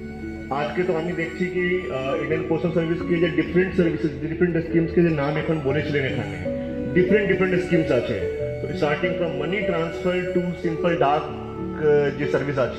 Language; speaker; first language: Bangla; non-native, local second language; Hindi